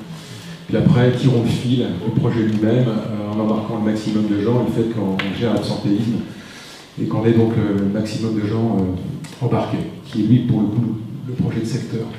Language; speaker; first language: French; native; French